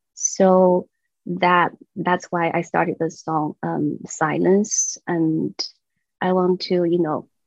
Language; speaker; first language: English; non-native, fluent; Chinese